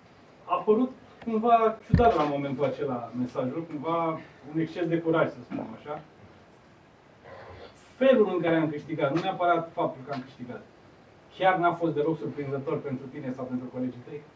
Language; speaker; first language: Romanian; native; Romanian